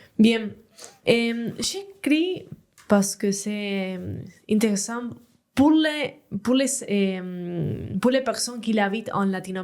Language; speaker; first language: French; non-native, learner; Spanish